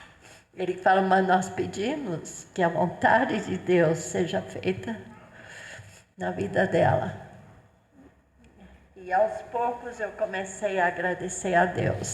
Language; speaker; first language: Portuguese; non-native, fluent; English